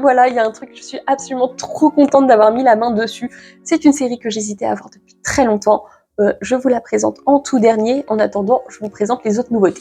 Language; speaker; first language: French; native; French